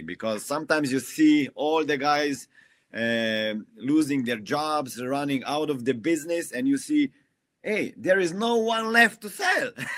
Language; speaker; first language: English; non-native, fluent; Slovenian